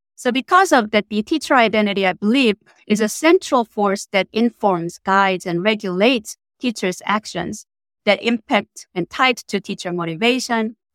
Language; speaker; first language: English; non-native, fluent; Korean